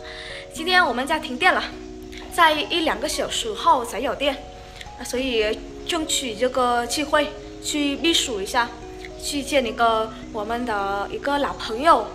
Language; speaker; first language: Chinese; non-native, fluent; Vietnamese